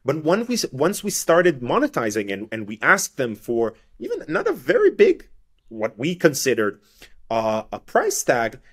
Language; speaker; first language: English; non-native, fluent; Hebrew